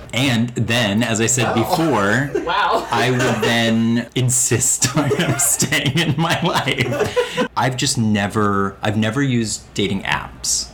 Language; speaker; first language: English; native; English